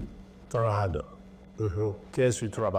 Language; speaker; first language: Spanish; non-native, learner; English